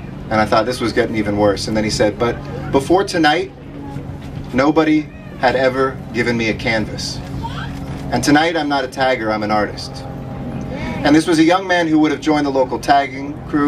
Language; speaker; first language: English; early bilingual, other home language; Spanish